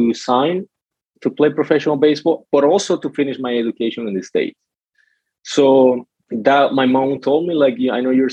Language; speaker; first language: English; non-native, fluent; Spanish